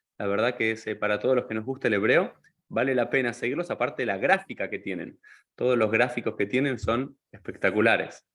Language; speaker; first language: Spanish; native; Spanish